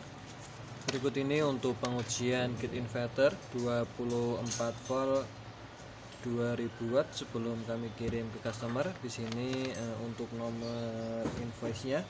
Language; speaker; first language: Indonesian; native; Indonesian